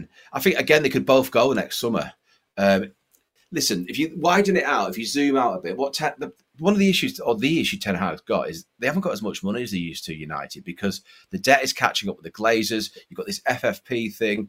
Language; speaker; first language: English; native; English